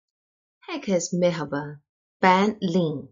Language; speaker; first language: Turkish; non-native, learner; Chinese